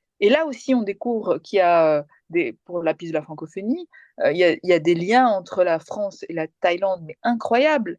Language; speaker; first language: French; early bilingual, other home language; Malayalam